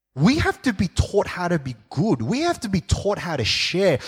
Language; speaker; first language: English; native; English